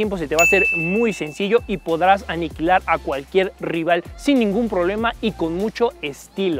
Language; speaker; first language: Spanish; native; Spanish